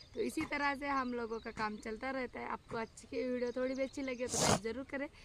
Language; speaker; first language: Hindi; non-native, local second language; Marathi